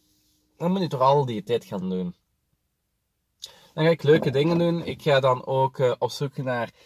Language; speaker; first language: Dutch; native; Dutch